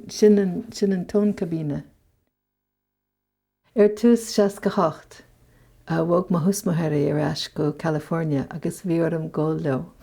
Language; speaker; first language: Irish; non-native, fluent; English